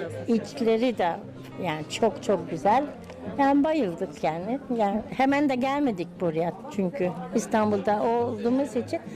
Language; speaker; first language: Turkish; non-native, fluent; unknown